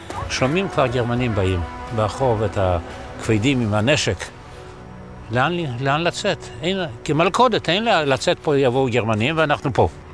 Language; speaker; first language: Hebrew; non-native, fluent; Polish